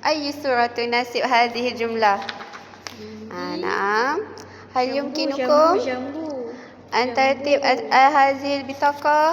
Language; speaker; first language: Arabic; non-native, learner; Malay